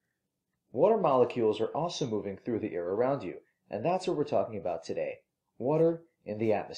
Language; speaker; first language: English; native; English